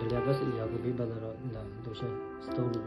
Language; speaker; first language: Russian; non-native, learner; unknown